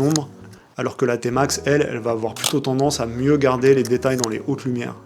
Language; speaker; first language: French; native; French